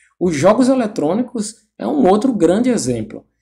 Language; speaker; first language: Portuguese; native; Portuguese